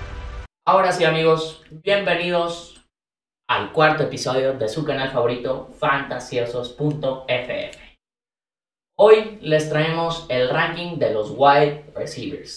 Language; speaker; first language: Spanish; native; Spanish